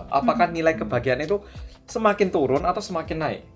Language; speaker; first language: Indonesian; non-native, fluent; Korean